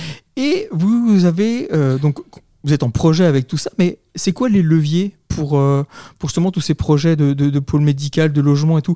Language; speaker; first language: French; native; French